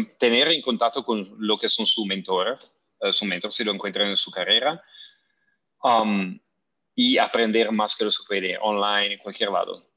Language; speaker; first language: Spanish; non-native, fluent; Italian